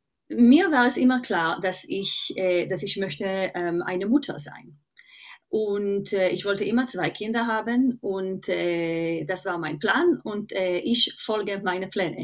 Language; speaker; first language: German; non-native, fluent; Hebrew